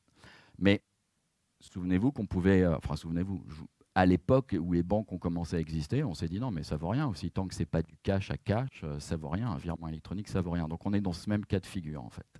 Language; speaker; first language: French; native; French